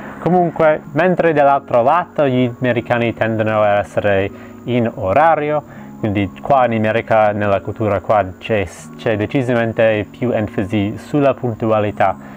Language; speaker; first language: Italian; non-native, fluent; English